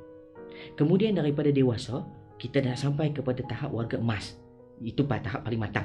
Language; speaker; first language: Malay; native; Malay